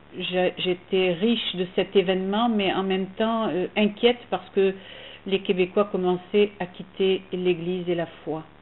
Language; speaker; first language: French; native; French